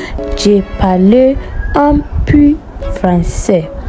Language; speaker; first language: French; non-native, learner; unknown